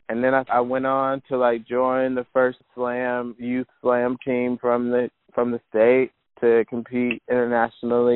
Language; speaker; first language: English; native; English